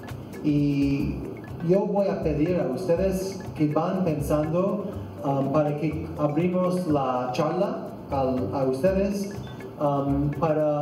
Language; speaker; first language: Spanish; non-native, fluent; English